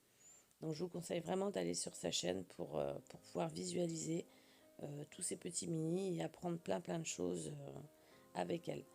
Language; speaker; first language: French; native; French